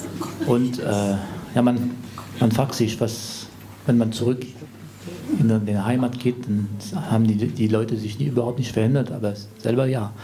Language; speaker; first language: German; non-native, fluent; French